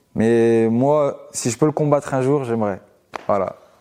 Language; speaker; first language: French; native; French